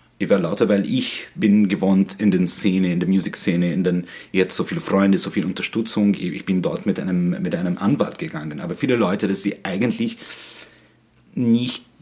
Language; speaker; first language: German; non-native, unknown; Arabic